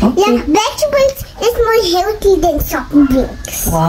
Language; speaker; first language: English; non-native, local second language; Filipino